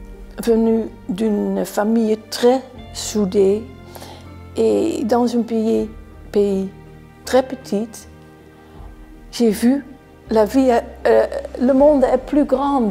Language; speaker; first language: French; non-native, fluent; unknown